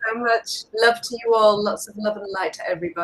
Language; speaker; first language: English; native; English